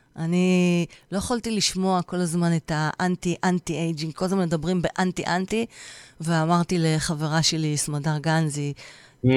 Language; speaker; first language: Hebrew; native; Hebrew